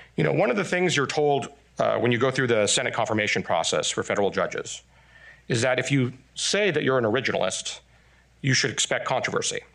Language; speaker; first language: English; non-native, fluent; Chinese